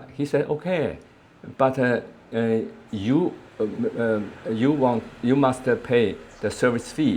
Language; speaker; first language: English; non-native, learner; Chinese